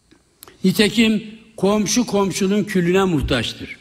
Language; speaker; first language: Turkish; native; Turkish